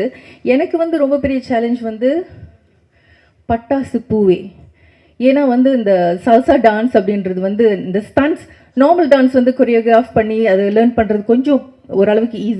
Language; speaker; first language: Tamil; native; Tamil